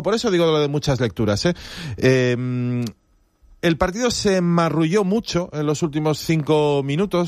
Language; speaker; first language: Spanish; native; Spanish